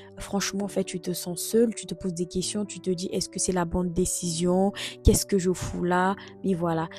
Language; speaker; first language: French; non-native, local second language; Lingala